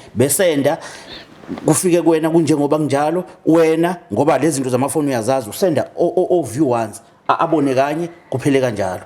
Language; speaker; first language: Zulu; native; Zulu